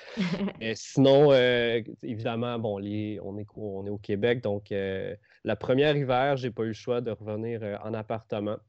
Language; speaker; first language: French; native; French